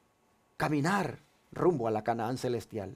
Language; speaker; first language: Spanish; native; Spanish